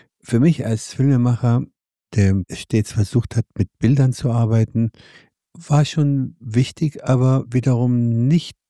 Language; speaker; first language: German; non-native, fluent; Arabic